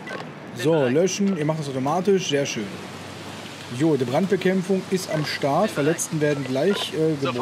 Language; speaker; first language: German; native; German